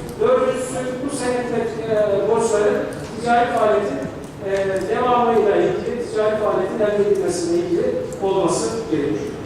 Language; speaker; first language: Turkish; native; Turkish